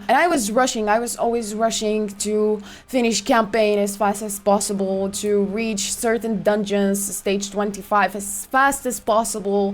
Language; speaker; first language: English; non-native, fluent; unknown